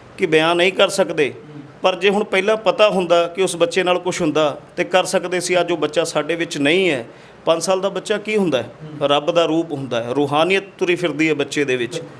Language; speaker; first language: Punjabi; non-native, local second language; Hindi